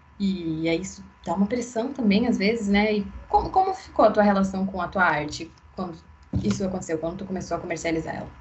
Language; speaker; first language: Portuguese; native; Portuguese